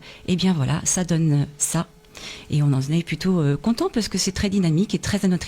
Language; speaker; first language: French; native; French